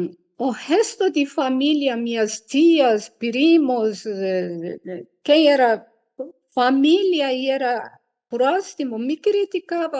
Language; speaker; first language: Portuguese; non-native, fluent; Persian